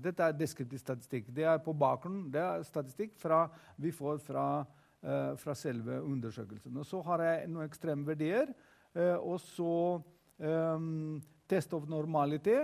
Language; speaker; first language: Norwegian; non-native, fluent; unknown